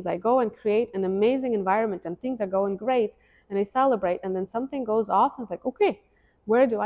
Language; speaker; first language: English; non-native, fluent; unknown